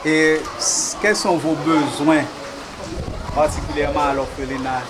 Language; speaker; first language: French; non-native, local second language; Haitian Creole